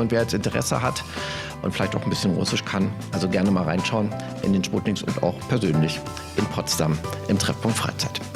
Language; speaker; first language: German; native; German